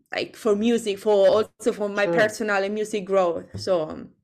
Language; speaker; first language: English; non-native, fluent; Italian